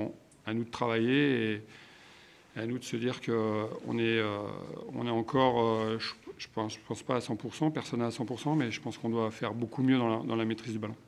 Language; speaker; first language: French; native; French